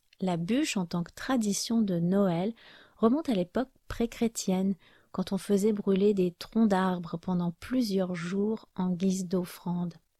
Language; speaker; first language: French; native; French